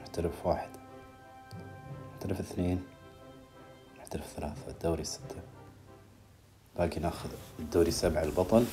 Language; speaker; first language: Arabic; native; Arabic